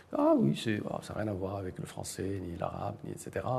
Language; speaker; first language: French; non-native, local second language; Arabic